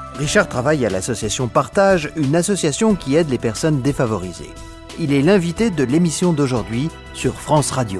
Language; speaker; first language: French; native; French